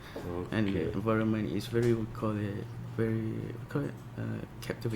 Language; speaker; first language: English; non-native, local second language; Malay